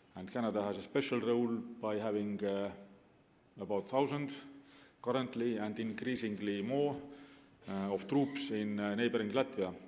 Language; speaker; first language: English; non-native, fluent; Estonian